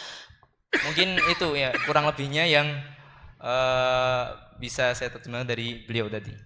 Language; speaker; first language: Indonesian; native; Indonesian